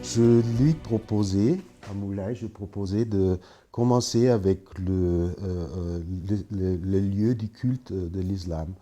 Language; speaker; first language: French; non-native, fluent; German